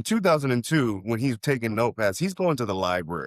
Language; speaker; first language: English; native; English